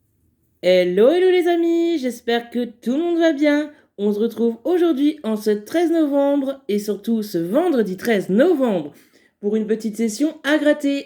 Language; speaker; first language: French; native; French